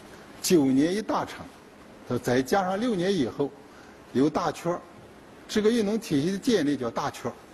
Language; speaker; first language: Chinese; native; Chinese